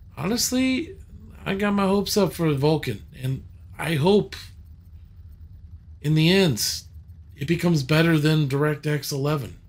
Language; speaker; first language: English; native; English